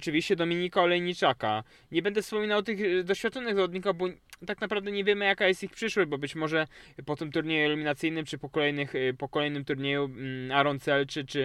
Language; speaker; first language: Polish; native; Polish